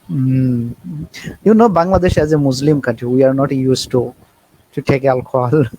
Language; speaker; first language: English; non-native, learner; Bangla